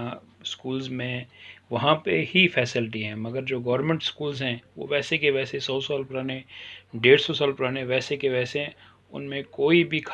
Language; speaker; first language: Hindi; non-native, local second language; Kashmiri